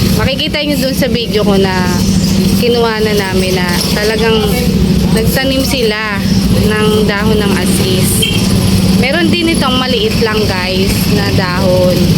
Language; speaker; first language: Filipino; native; Filipino